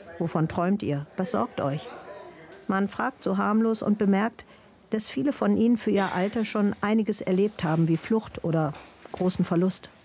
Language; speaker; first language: German; native; German